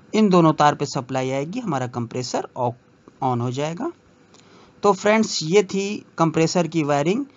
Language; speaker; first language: Hindi; native; Hindi